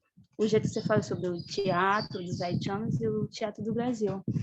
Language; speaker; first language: Portuguese; non-native, fluent; Haitian Creole